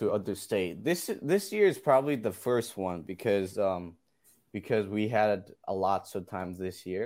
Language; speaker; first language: English; non-native, fluent; Burmese